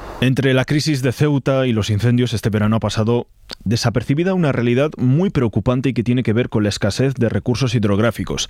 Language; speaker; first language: Spanish; native; Spanish